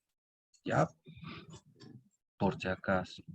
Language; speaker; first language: Spanish; native; Spanish